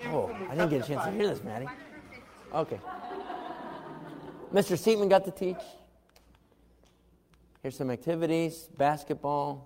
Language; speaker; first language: English; native; English